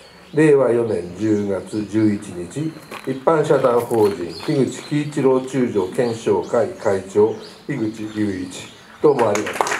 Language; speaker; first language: Japanese; native; Japanese